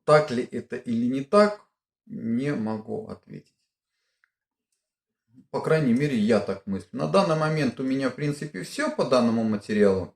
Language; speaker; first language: Russian; native; Russian